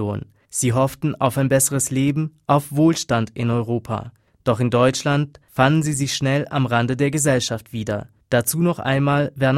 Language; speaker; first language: German; native; German